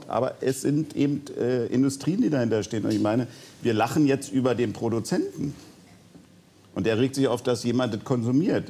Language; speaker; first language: German; native; German